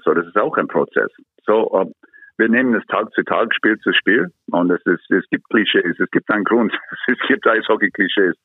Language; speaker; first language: German; non-native, fluent; English